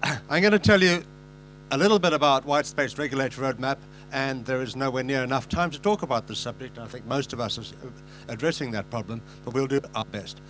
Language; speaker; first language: English; native; English